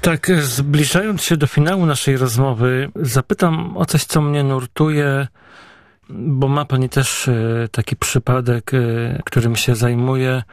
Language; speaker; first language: Polish; native; Polish